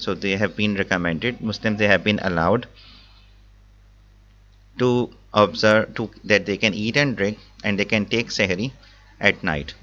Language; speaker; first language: English; non-native, local second language; Urdu